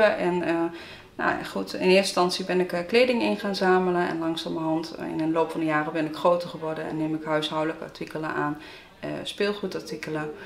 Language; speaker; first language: Dutch; native; Dutch